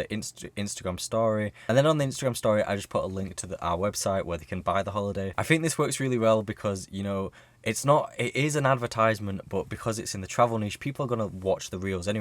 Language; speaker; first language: English; native; English